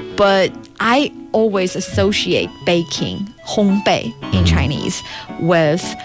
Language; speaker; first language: English; non-native, fluent; Chinese